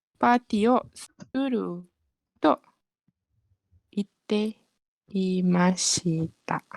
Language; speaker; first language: Japanese; non-native, learner; Malay